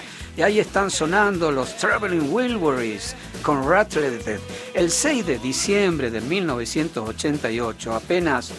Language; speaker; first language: Spanish; native; Spanish